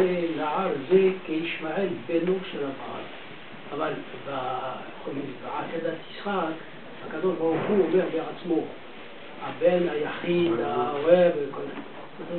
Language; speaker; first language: Hebrew; non-native, learner; French